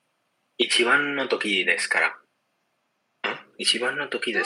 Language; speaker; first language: Japanese; non-native, learner; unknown